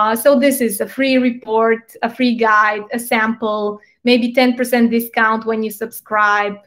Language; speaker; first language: English; non-native, fluent; Bulgarian